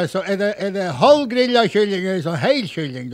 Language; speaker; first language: Norwegian; native; Norwegian